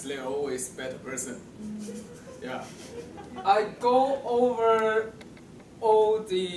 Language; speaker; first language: English; non-native, fluent; Chinese